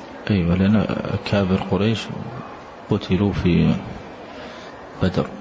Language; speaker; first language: Arabic; native; Arabic